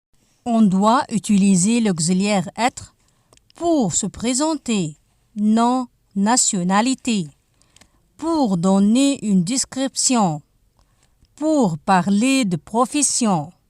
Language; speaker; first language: French; non-native, fluent; Arabic